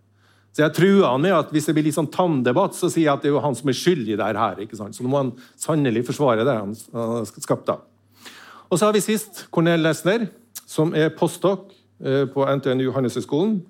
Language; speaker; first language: Norwegian; native; Norwegian